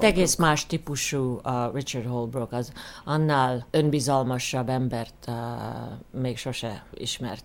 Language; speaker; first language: Hungarian; early bilingual, heritage; Hungarian